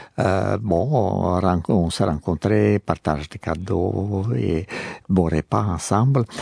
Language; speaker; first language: French; non-native, learner; Croatian